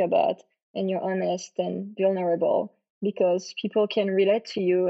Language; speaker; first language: English; non-native, fluent; French